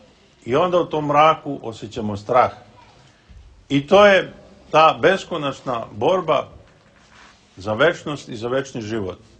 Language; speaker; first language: Serbian; native; Serbian